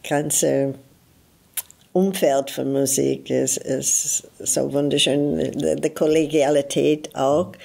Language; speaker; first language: German; non-native, fluent; English